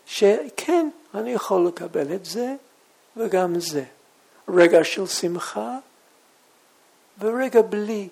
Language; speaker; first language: Hebrew; non-native, fluent; English